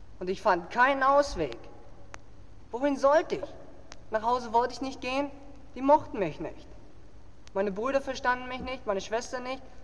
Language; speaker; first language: German; native; German